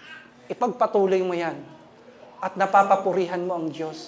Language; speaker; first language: Filipino; native; Filipino